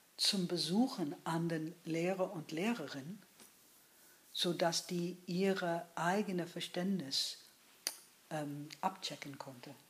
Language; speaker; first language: German; non-native, fluent; English